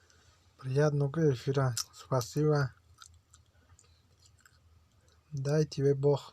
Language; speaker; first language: Russian; non-native, learner; Tajik